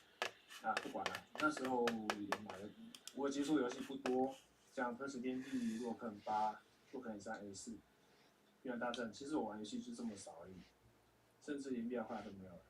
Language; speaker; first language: Chinese; native; Chinese